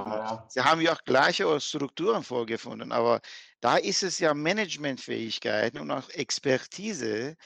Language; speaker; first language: German; non-native, fluent; Persian